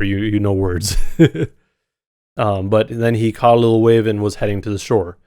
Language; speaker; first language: English; native; English